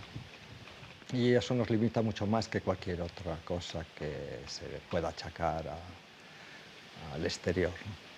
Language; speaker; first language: Spanish; native; Spanish